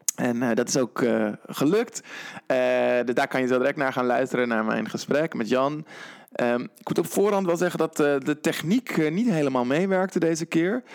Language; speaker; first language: Dutch; native; Dutch